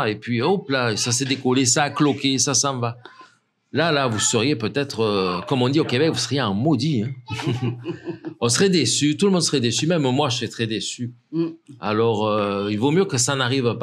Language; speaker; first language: French; native; French